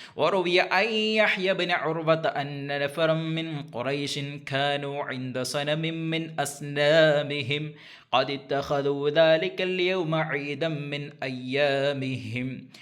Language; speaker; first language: Arabic; non-native, fluent; Malayalam